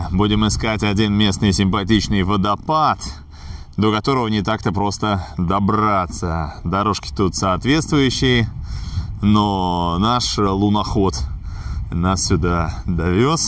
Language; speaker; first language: Russian; native; Russian